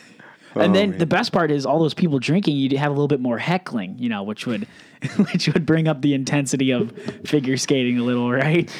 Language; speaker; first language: English; native; English